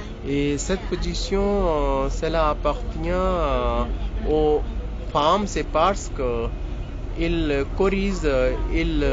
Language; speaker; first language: French; non-native, learner; Hindi